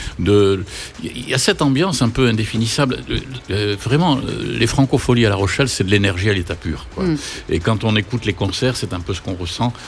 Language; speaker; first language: French; native; French